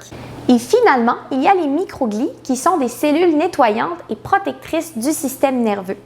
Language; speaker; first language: French; native; French